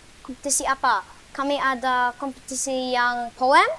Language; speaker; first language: Indonesian; non-native, learner; English